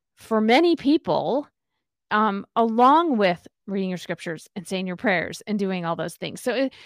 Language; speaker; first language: English; native; English